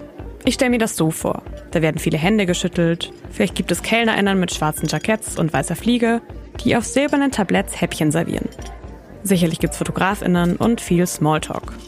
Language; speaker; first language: German; native; German